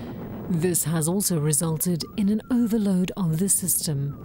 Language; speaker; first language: English; native; English